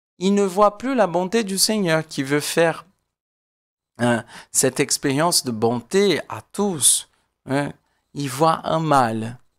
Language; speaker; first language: French; non-native, fluent; Portuguese